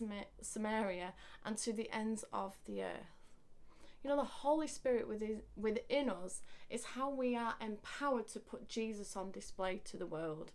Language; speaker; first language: English; native; English